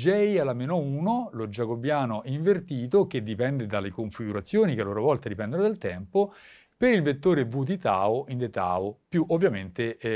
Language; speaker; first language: Italian; native; Italian